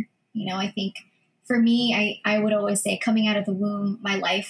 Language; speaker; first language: English; early bilingual, other home language; Filipino